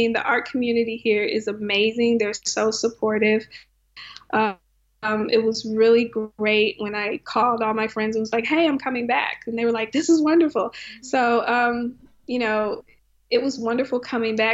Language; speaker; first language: English; native; English